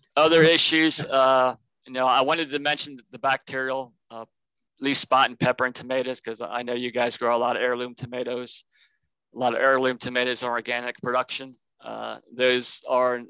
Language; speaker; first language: English; native; English